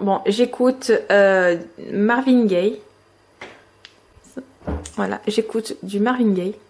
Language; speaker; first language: French; native; French